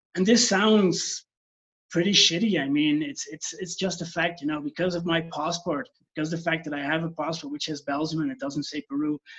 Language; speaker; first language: English; non-native, fluent; Dutch